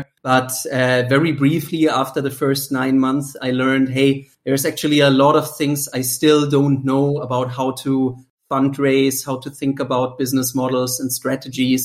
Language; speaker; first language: English; non-native, fluent; German